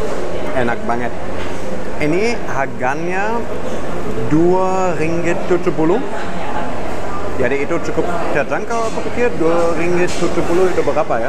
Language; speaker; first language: Indonesian; non-native, fluent; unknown